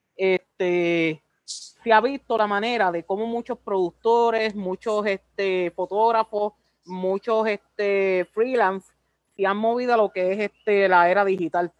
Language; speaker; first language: Spanish; native; Spanish